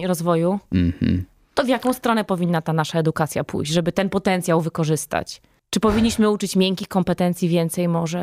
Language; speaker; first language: Polish; native; Polish